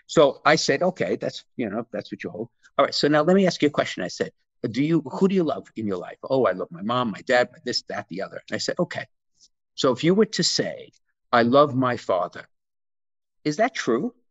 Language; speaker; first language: English; native; English